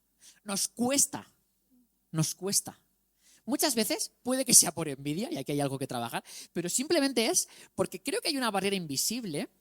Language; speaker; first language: Spanish; native; Spanish